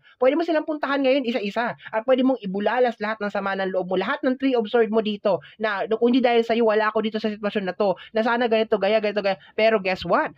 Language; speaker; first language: Filipino; native; Filipino